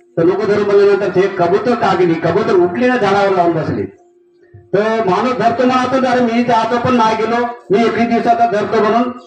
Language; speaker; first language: Marathi; non-native, local second language; Gondi